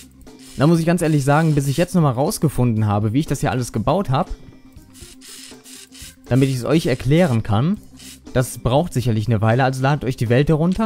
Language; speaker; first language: German; native; German